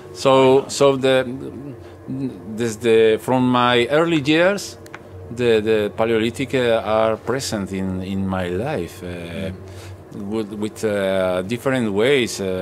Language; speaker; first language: English; non-native, learner; Spanish